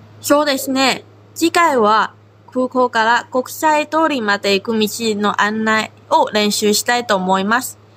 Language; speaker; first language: Japanese; non-native, fluent; Chinese